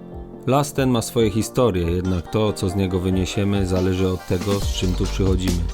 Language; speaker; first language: Polish; native; Polish